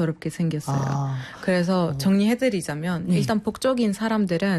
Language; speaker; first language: Korean; non-native, fluent; Arabic